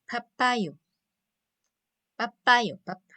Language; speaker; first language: Korean; non-native, learner; Cebuano